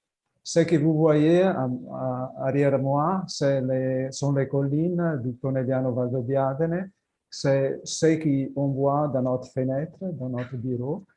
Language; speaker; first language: French; non-native, fluent; Italian